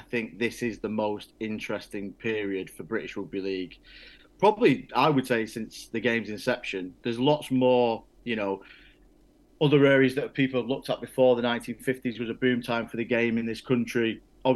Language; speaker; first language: English; native; English